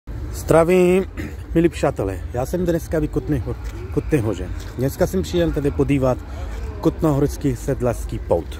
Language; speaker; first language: Czech; non-native, learner; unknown